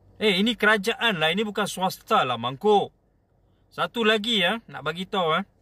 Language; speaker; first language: Malay; non-native, local second language; Tamil